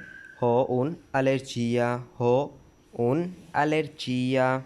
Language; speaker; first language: Italian; non-native, fluent; Urdu